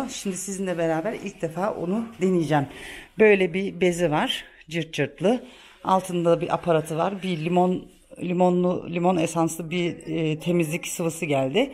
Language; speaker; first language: Turkish; early bilingual, heritage; Turkish